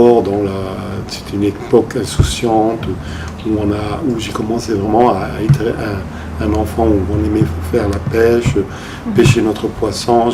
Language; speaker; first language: French; non-native, local second language; Arabic